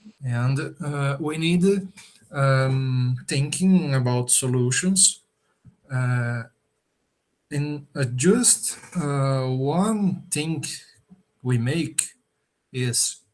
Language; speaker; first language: English; non-native, learner; Portuguese